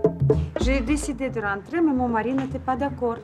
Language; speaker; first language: French; non-native, fluent; Russian